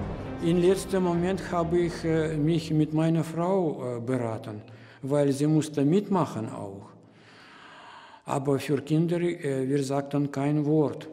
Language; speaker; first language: German; non-native, learner; Russian